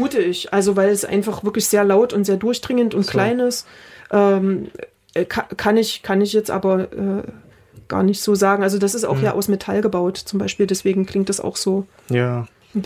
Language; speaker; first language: German; native; German